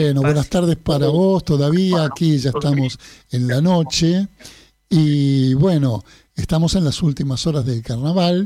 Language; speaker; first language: Spanish; native; Spanish